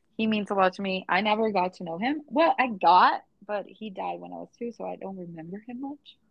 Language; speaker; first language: English; non-native, fluent; Portuguese